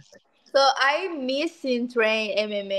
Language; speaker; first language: English; non-native, learner; Spanish